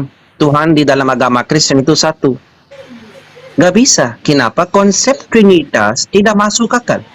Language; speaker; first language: Indonesian; non-native, learner; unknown